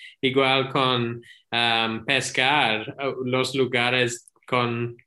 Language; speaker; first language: Spanish; non-native, learner; English